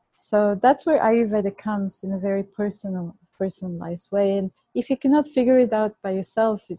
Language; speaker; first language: English; non-native, fluent; Bulgarian